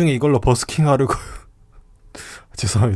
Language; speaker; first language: Korean; native; Korean